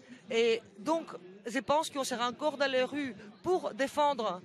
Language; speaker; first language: French; non-native, fluent; Greek